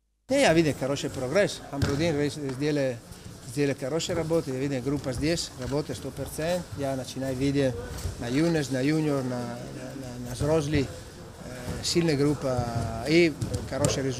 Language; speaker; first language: Russian; non-native, learner; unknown